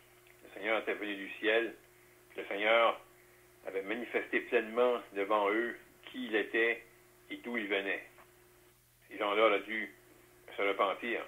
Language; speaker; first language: French; native; French